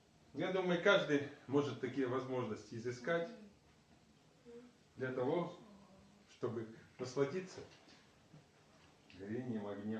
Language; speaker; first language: Russian; native; Russian